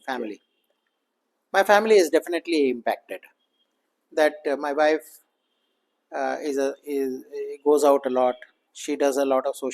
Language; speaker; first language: English; non-native, local second language; Kannada